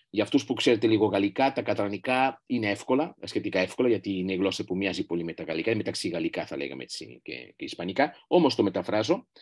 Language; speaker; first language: Greek; non-native, fluent; Catalan